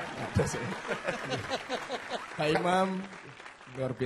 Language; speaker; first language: Indonesian; native; Indonesian